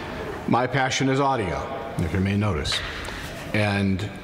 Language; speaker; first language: English; native; English